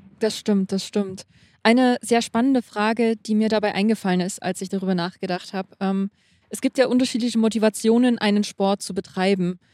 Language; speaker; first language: German; native; German